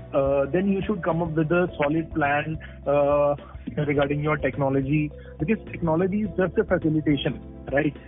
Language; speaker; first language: English; non-native, local second language; Punjabi